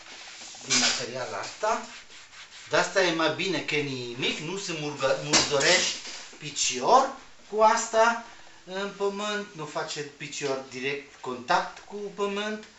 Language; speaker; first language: Romanian; non-native, learner; Spanish